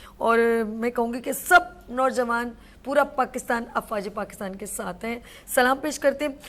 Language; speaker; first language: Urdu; native; Urdu